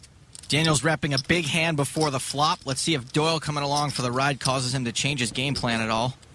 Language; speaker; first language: English; native; English